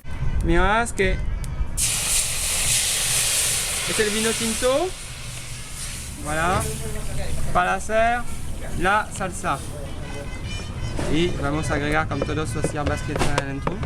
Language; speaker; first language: Spanish; non-native, learner; French